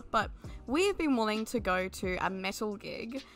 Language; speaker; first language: English; native; English